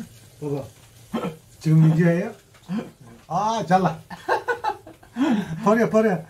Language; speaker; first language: Korean; non-native, learner; Turkish